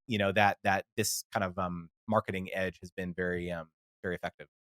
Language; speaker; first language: English; native; English